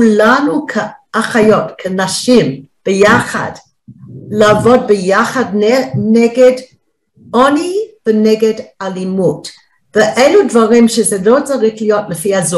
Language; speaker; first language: Hebrew; non-native, fluent; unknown